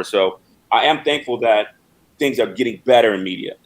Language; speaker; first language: English; native; English